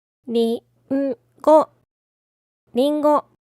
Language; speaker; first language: Japanese; native; Japanese